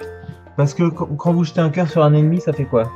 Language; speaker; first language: French; native; French